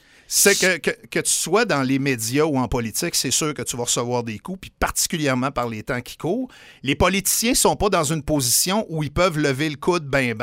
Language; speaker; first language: French; native; French